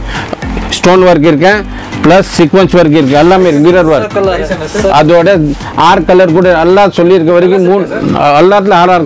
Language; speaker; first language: Tamil; non-native, local second language; Hindi